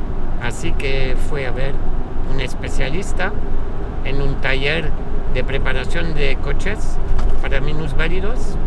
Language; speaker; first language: Spanish; non-native, fluent; French